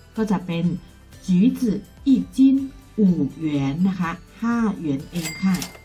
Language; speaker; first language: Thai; non-native, fluent; Chinese